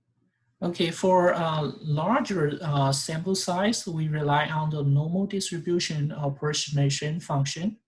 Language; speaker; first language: English; non-native, fluent; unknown